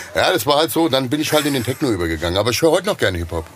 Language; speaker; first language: German; native; German